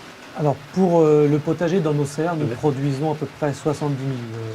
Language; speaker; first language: French; native; French